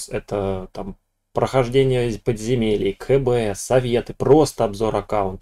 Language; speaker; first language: Russian; native; Russian